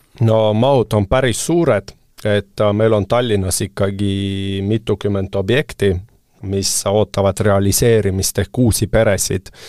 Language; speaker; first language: Estonian; non-native, local second language; Russian